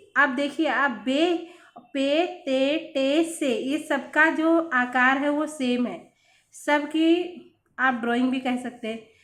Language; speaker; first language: Hindi; native; Hindi